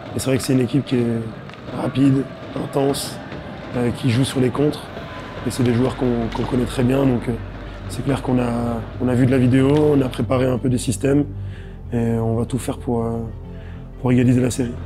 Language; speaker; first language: French; native; French